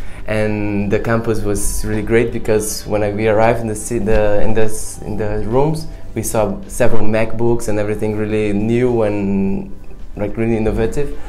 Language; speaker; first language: English; non-native, fluent; Portuguese